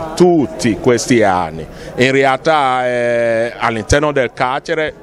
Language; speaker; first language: Italian; non-native, fluent; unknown